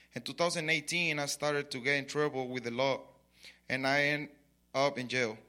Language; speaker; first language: English; non-native, learner; Spanish